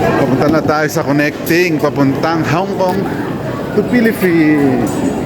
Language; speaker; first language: Filipino; non-native, local second language; Pampanga